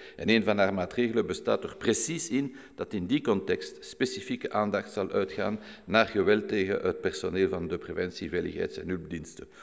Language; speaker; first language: Dutch; non-native, local second language; French